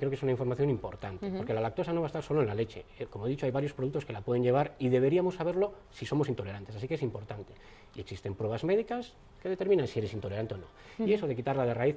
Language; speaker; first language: Spanish; native; Spanish